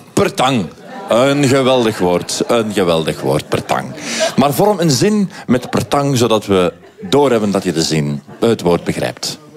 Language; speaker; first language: Dutch; native; Dutch